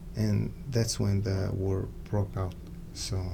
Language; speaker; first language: English; non-native, fluent; Arabic